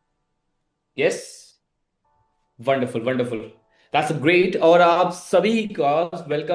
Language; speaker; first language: Hindi; native; Hindi